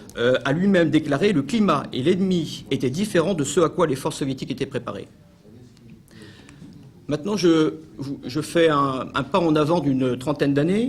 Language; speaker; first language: French; native; French